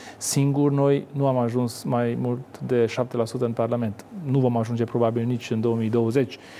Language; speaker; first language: Romanian; non-native, local second language; Hungarian